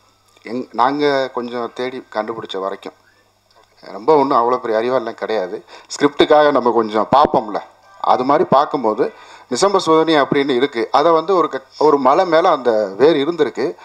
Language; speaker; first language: Tamil; native; Tamil